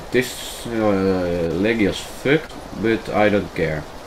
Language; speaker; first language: English; non-native, learner; Dutch